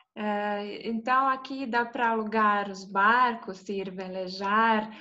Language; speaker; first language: Portuguese; non-native, fluent; Croatian